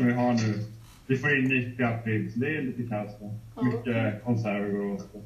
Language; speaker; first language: Swedish; native; Swedish